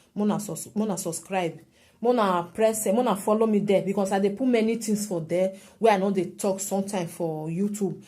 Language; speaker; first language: Nigerian Pidgin; native; Nigerian Pidgin